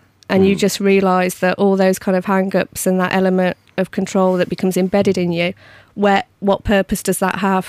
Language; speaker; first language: English; native; English